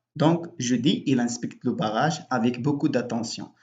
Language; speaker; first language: French; non-native, local second language; Arabic